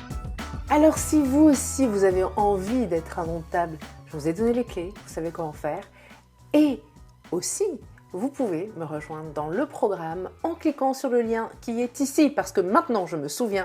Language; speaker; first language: French; native; French